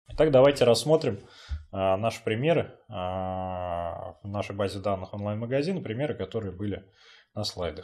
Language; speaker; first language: Russian; native; Russian